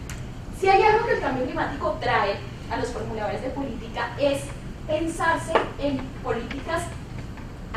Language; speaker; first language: Spanish; native; Spanish